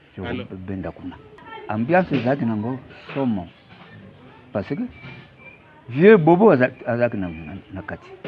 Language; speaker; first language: Lingala; native; Lingala